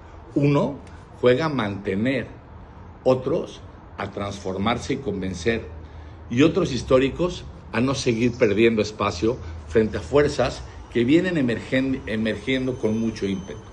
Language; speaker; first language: Spanish; native; Spanish